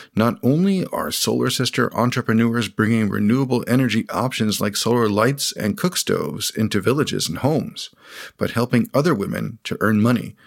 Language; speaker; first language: English; native; English